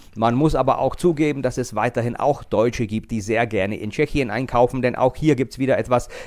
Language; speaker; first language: German; non-native, fluent; Czech